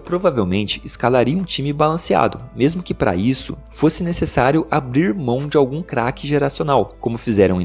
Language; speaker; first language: Portuguese; native; Portuguese